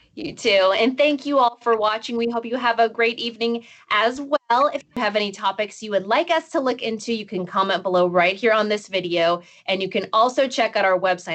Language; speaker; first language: English; native; English